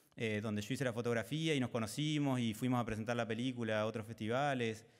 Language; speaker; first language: Spanish; native; Spanish